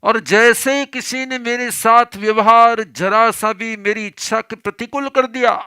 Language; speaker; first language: Hindi; non-native, local second language; Gujarati